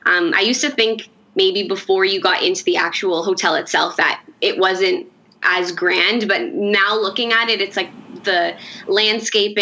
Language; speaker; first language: English; native; English